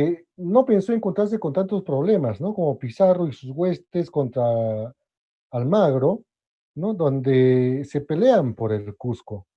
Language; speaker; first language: Spanish; native; Spanish